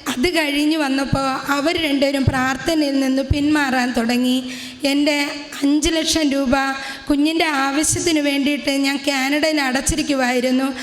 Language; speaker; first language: Malayalam; native; Malayalam